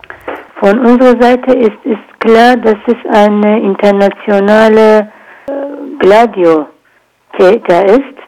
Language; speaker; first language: German; non-native, learner; Kurdish